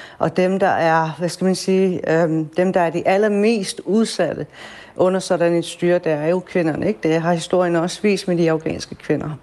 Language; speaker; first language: Danish; early bilingual, other home language; Persian